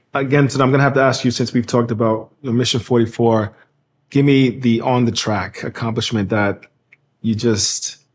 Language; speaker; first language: English; native; English